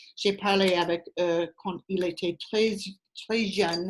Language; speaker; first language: French; non-native, learner; English